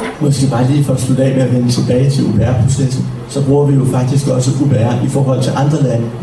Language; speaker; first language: Danish; native; Danish